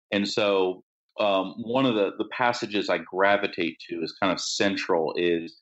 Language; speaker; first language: English; native; English